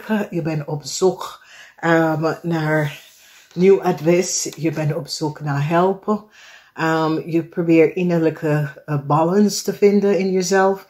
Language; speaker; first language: Dutch; non-native, fluent; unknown